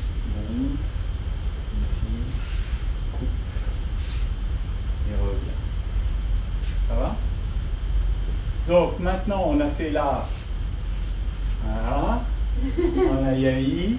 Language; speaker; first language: French; native; French